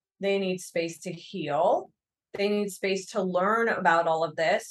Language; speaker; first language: English; native; English